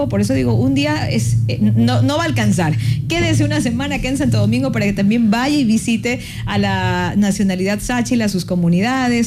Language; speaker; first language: Spanish; native; Spanish